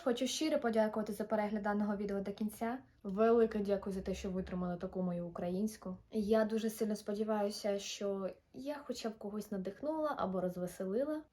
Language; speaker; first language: Ukrainian; non-native, local second language; Russian